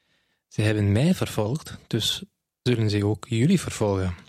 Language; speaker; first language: Dutch; non-native, fluent; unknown